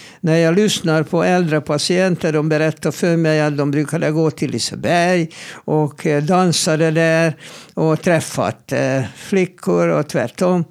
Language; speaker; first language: Swedish; non-native, fluent; Hebrew